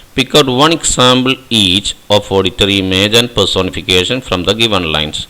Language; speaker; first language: English; non-native, local second language; Malayalam